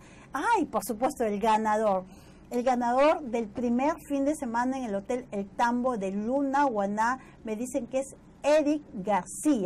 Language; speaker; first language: Spanish; native; Spanish